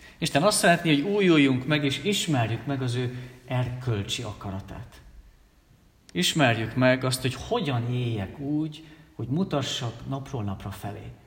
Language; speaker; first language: Hungarian; native; Hungarian